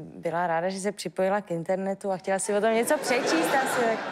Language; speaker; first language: Czech; native; Czech